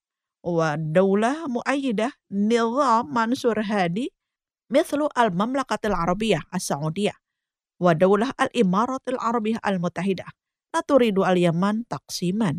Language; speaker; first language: Arabic; non-native, fluent; Indonesian